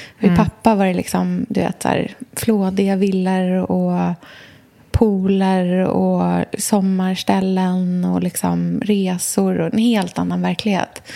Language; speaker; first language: Swedish; native; Swedish